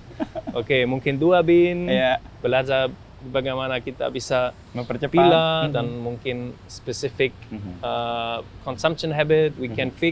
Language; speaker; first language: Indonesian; non-native, fluent; German